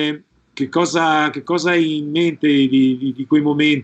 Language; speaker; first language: Italian; native; Italian